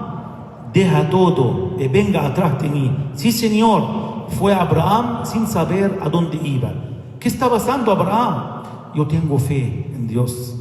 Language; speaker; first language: Spanish; non-native, fluent; Arabic